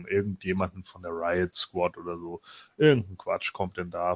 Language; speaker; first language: German; native; German